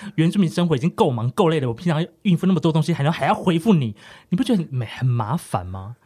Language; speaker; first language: Chinese; non-native, local second language; Amis